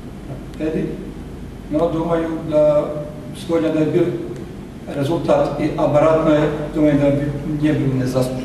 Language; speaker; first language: Russian; non-native, learner; Macedonian